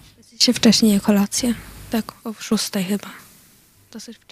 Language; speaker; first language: Polish; early bilingual, heritage; Polish